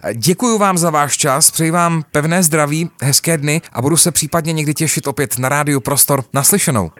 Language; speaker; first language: Czech; native; Czech